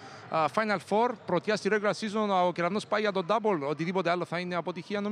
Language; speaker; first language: Greek; native; Greek